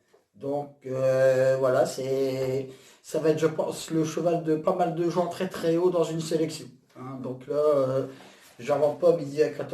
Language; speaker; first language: French; native; French